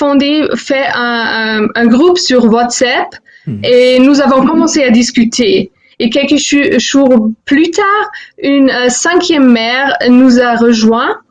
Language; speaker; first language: French; non-native, fluent; German